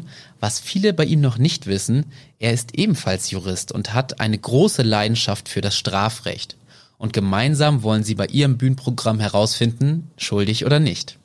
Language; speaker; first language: German; native; German